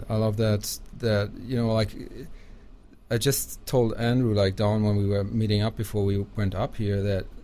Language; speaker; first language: English; non-native, fluent; German